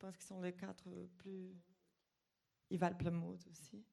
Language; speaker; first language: French; non-native, fluent; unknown